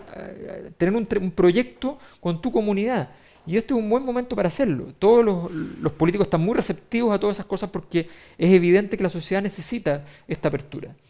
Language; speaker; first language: Spanish; native; Spanish